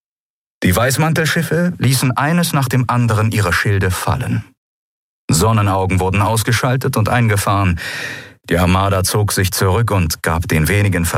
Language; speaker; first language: German; native; German